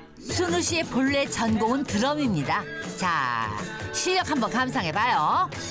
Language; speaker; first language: Korean; native; Korean